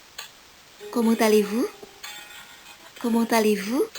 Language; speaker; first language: French; non-native, fluent; Indonesian